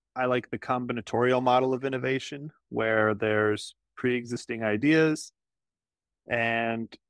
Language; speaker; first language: English; native; English